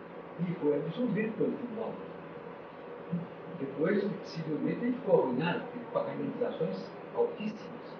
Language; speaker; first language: Portuguese; native; Portuguese